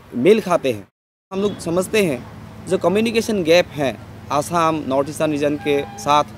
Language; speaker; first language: Hindi; non-native, local second language; Assamese